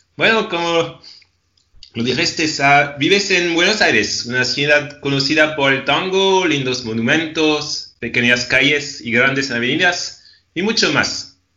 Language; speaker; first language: Spanish; non-native, fluent; French